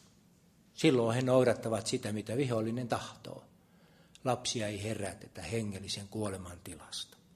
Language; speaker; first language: Finnish; native; Finnish